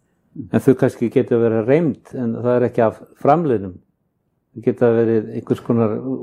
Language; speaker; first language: Icelandic; native; Icelandic